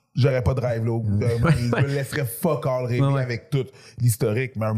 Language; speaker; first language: French; native; French